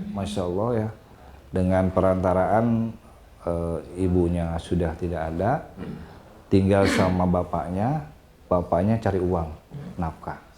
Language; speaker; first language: Indonesian; non-native, local second language; Sundanese